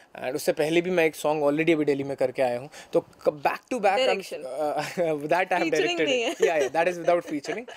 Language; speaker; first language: Hindi; native; Hindi